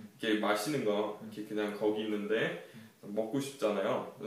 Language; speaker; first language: Korean; early bilingual, heritage; Korean